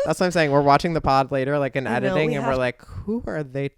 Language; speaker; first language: English; native; English